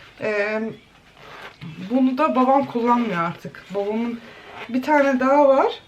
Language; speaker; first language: Turkish; early bilingual, heritage; Turkish